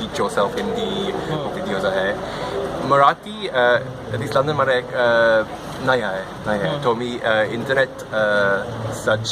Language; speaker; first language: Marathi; non-native, learner; English